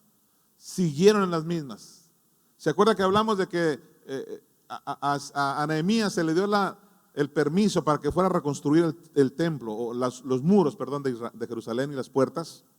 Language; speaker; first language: Spanish; native; Spanish